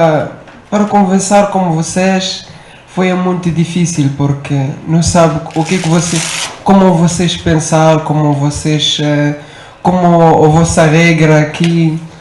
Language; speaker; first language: Portuguese; non-native, learner; Arabic